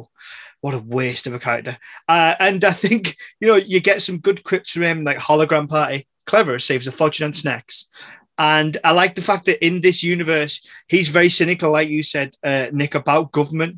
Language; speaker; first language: English; native; English